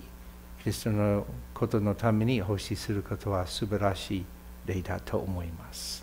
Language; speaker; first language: Japanese; non-native, fluent; English